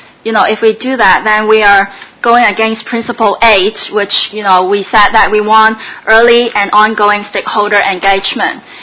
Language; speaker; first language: English; non-native, local second language; Cantonese